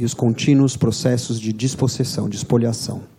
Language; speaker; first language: Portuguese; native; Portuguese